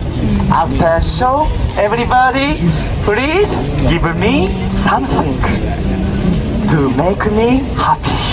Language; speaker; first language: English; non-native, learner; Japanese